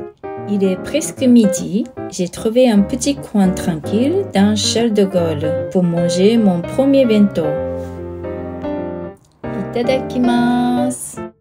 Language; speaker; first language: French; non-native, fluent; Japanese